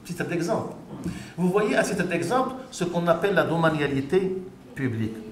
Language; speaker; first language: French; non-native, local second language; Arabic